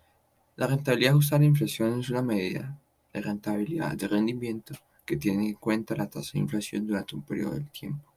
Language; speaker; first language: Spanish; native; Spanish